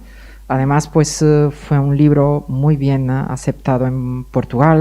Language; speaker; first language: Spanish; non-native, fluent; Portuguese